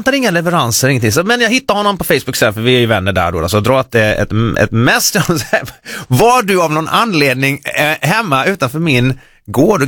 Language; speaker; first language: Swedish; native; Swedish